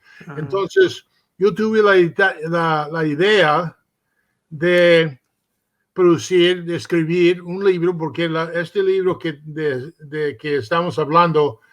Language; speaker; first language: Spanish; early bilingual, heritage; Spanish